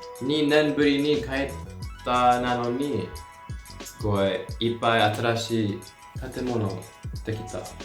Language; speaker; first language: Japanese; non-native, learner; English